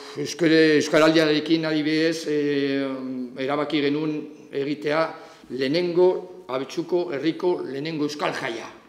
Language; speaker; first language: Basque; non-native, local second language; Spanish